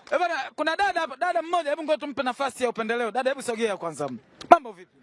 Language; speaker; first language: Swahili; native; Swahili